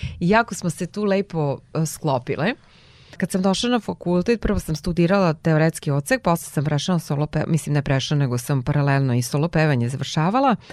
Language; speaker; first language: Serbian; non-native, local second language; Hungarian